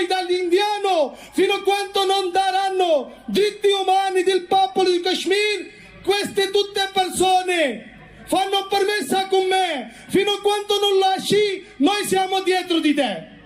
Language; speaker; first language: Italian; non-native, fluent; Urdu